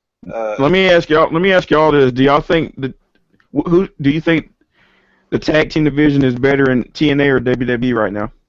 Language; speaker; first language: English; native; English